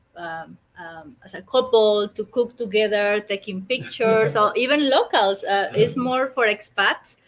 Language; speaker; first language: English; non-native, learner; Spanish